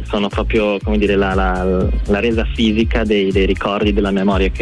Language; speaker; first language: Italian; native; Italian